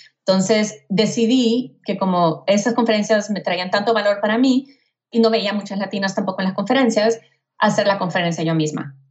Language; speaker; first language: Spanish; native; Spanish